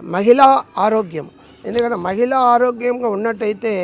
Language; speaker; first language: Telugu; non-native, local second language; Tamil